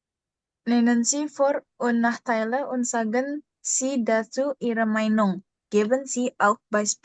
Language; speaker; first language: German; non-native, learner; Indonesian